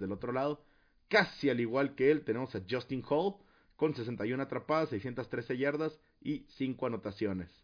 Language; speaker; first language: Spanish; native; Spanish